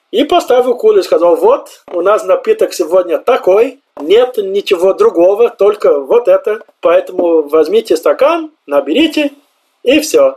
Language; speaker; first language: Russian; non-native, fluent; Portuguese